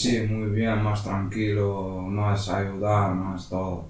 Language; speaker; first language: Spanish; non-native, learner; Arabic